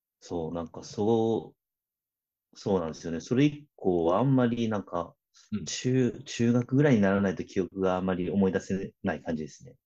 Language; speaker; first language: Japanese; early bilingual, other home language; Chinese